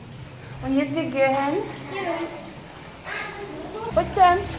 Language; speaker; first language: German; non-native, learner; Czech